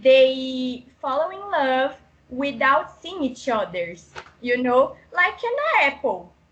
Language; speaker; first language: English; non-native, learner; Portuguese